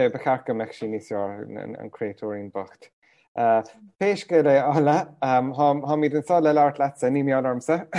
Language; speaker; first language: Irish; non-native, local second language; English